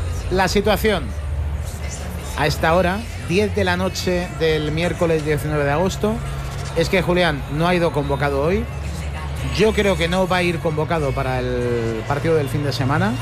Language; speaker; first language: Spanish; native; Spanish